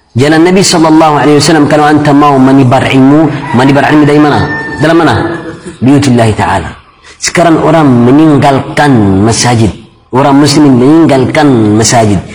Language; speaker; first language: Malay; non-native, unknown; Arabic